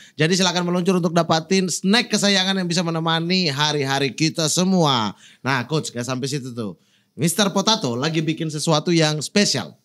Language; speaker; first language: Indonesian; native; Indonesian